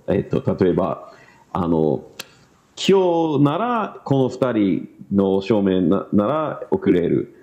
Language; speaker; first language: Japanese; non-native, learner; English